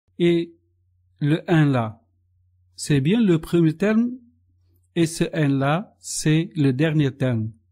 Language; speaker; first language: French; non-native, local second language; Arabic